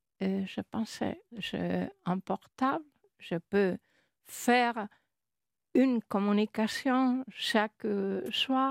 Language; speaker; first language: French; non-native, learner; Spanish